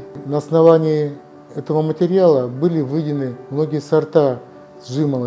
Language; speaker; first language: Russian; native; Russian